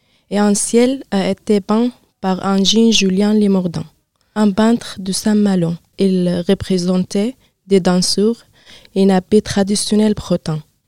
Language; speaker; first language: French; non-native, learner; Arabic